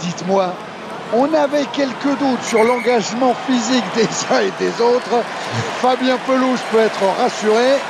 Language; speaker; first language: French; native; French